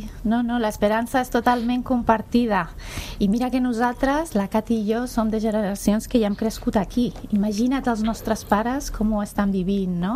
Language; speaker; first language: Catalan; non-native, fluent; Persian